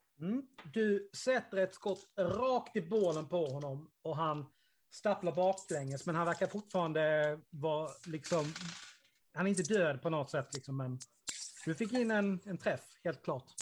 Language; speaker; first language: Swedish; native; Swedish